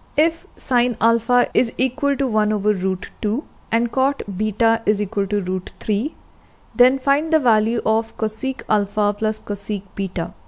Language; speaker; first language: English; non-native, local second language; Hindi